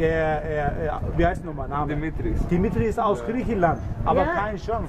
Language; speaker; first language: German; non-native, learner; Turkish